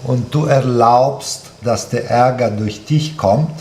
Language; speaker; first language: German; non-native, fluent; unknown